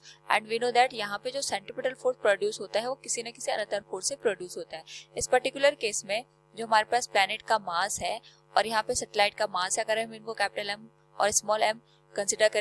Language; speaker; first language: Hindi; native; Hindi